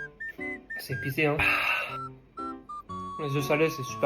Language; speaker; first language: French; native; French